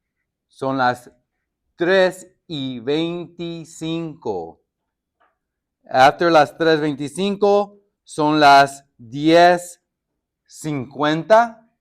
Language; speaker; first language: Spanish; non-native, fluent; English